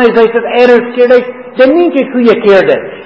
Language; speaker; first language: Hungarian; non-native, fluent; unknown